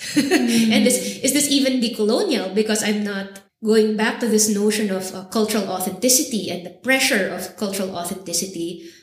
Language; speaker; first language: English; native; English